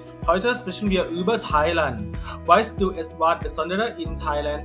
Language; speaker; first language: German; non-native, learner; Thai